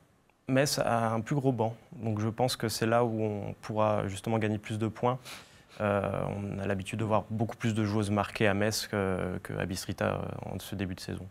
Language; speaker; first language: French; native; French